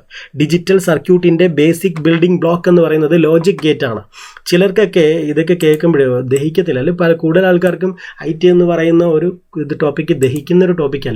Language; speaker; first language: Malayalam; native; Malayalam